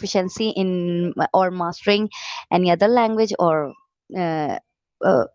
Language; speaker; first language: English; non-native, learner; Urdu